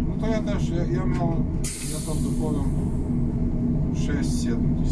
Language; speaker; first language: Polish; non-native, learner; Russian